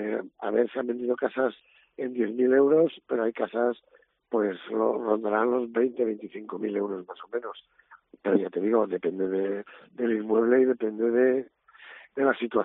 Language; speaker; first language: Spanish; native; Spanish